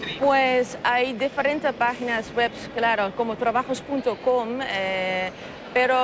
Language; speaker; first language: Spanish; non-native, fluent; Dutch